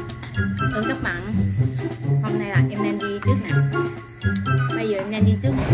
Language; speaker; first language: Vietnamese; non-native, learner; Thai